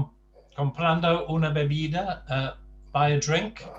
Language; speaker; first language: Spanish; non-native, fluent; English